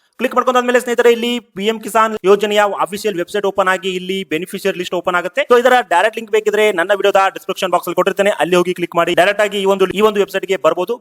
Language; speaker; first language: Kannada; native; Kannada